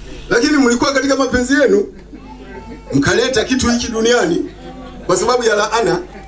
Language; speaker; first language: Swahili; native; Swahili